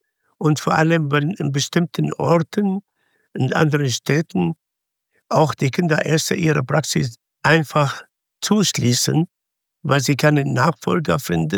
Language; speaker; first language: German; non-native, fluent; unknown